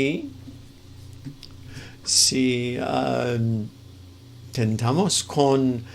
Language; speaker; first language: Spanish; non-native, fluent; English